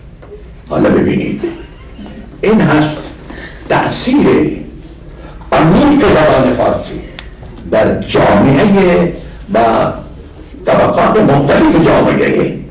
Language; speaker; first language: Persian; non-native, fluent; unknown